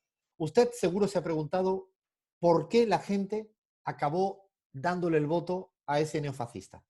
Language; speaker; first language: Spanish; native; Spanish